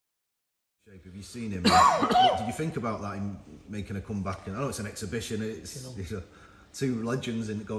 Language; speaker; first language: English; native; English